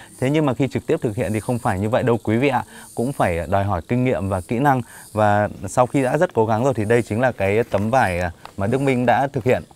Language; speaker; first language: Vietnamese; native; Vietnamese